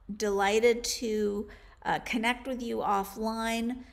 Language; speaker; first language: English; native; English